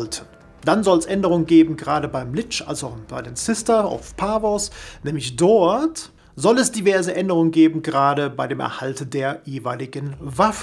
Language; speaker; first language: German; native; German